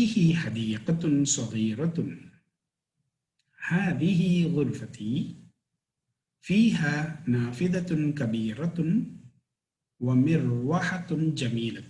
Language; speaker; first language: Arabic; non-native, fluent; Tamil